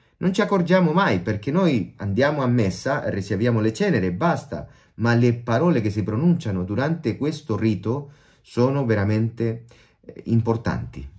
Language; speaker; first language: Italian; non-native, fluent; Spanish